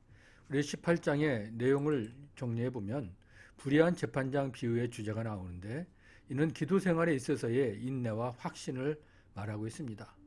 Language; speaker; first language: Korean; native; Korean